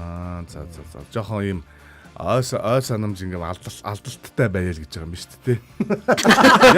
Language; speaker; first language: Mongolian; native; Mongolian